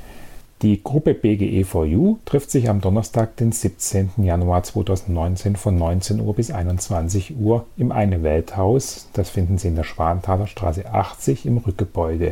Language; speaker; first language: German; native; German